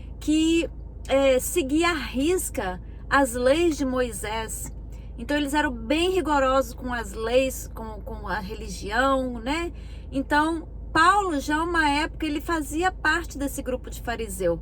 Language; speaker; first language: Portuguese; native; Portuguese